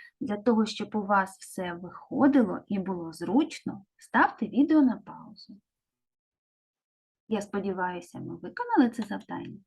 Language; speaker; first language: Ukrainian; native; Ukrainian